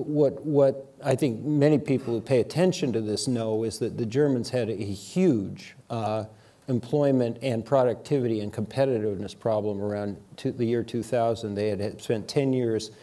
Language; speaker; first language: English; native; English